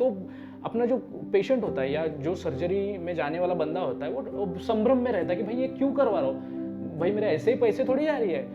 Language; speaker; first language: Hindi; non-native, local second language; Marathi